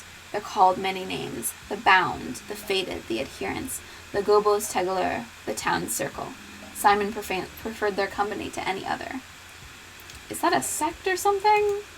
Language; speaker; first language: English; native; English